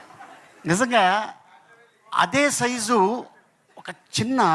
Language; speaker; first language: Telugu; native; Telugu